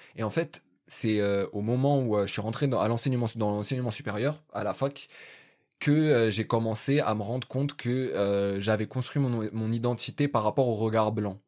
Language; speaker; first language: French; native; French